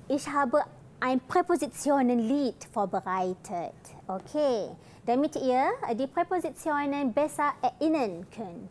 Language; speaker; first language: German; non-native, fluent; Malay